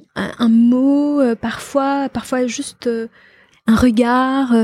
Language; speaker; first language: French; non-native, local second language; Arabic